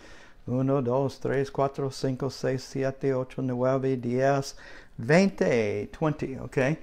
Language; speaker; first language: Spanish; non-native, learner; English